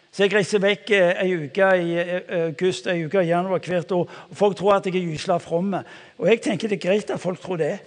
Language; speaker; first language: Norwegian; native; Norwegian